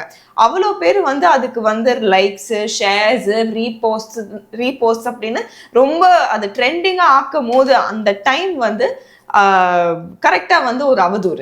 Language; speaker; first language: Tamil; native; Tamil